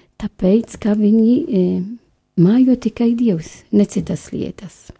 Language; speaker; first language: Latvian; non-native, fluent; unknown